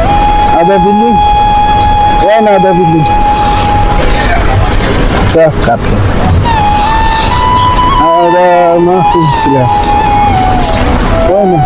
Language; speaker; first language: Arabic; non-native, learner; Bangla